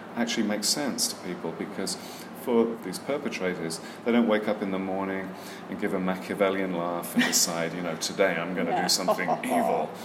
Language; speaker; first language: English; native; English